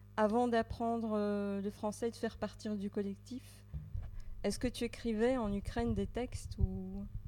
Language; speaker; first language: French; native; French